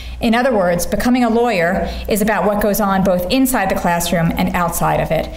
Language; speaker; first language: English; native; English